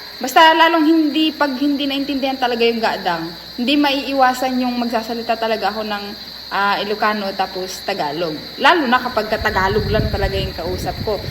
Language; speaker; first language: Filipino; non-native, local second language; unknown